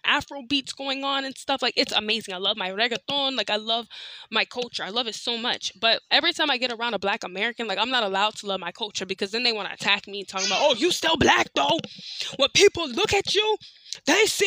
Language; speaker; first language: English; native; English